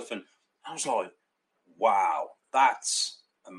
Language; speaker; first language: English; native; English